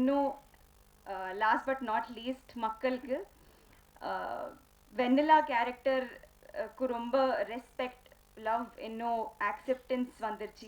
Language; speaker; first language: Tamil; non-native, learner; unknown